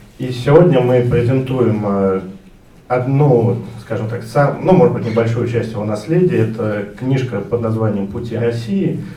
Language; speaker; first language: Russian; native; Russian